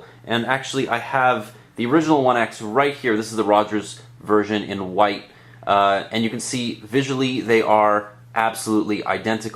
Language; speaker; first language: English; native; English